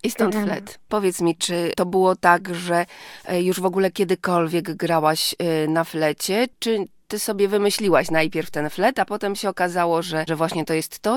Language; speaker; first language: Polish; native; Polish